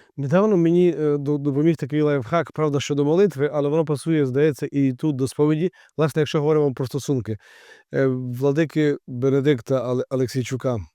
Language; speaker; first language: Ukrainian; native; Ukrainian